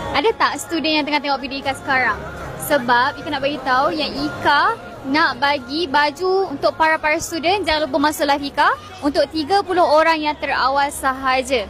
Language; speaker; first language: Malay; native; Malay